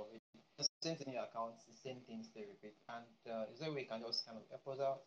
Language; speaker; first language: English; non-native, local second language; Yoruba